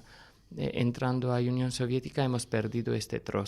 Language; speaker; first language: Spanish; non-native, fluent; Armenian